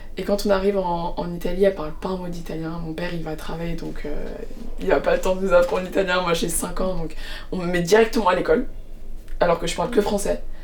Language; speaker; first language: French; early bilingual, heritage; French